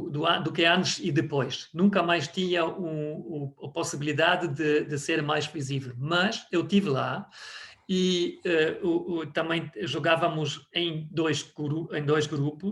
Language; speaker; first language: Portuguese; non-native, fluent; German